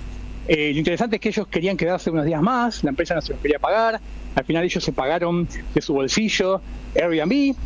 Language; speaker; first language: Spanish; native; Spanish